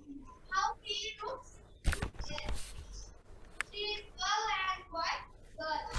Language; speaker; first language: English; non-native, learner; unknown